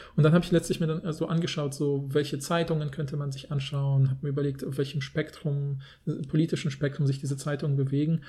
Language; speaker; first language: German; native; German